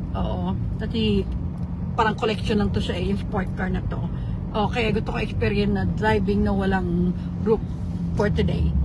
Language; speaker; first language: Filipino; native; Filipino